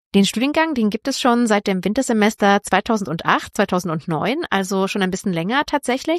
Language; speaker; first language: German; native; German